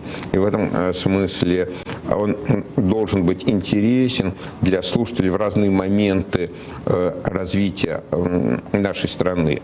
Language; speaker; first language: Russian; native; Russian